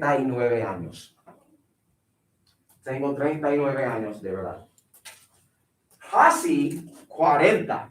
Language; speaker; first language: Spanish; non-native, fluent; English